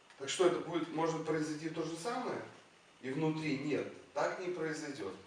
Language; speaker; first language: Russian; non-native, local second language; Ukrainian